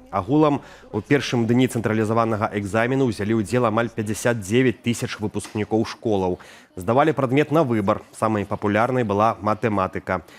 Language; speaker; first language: Belarusian; native; Belarusian